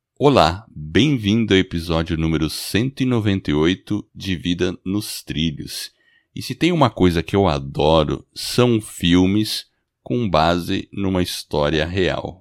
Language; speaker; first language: Portuguese; non-native, fluent; English